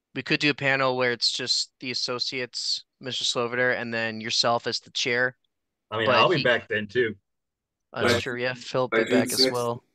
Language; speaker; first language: English; native; English